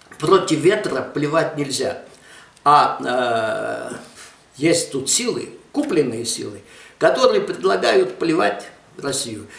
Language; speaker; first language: Russian; non-native, local second language; Armenian